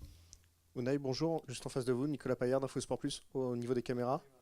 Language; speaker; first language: French; native; French